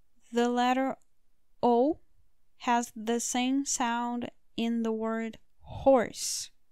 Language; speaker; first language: English; non-native, learner; Portuguese